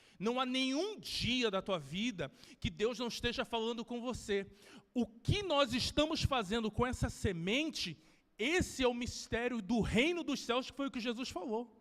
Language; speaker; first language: Portuguese; native; Portuguese